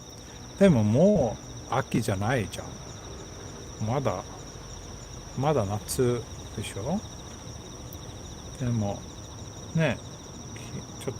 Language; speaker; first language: Japanese; non-native, learner; Swedish